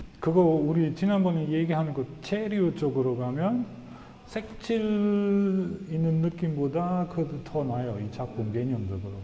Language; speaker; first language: Korean; non-native, learner; German